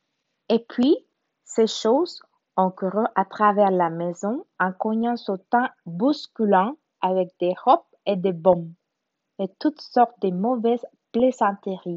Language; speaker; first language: French; non-native, learner; Spanish